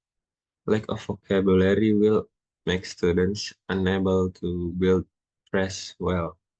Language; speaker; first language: English; non-native, learner; Indonesian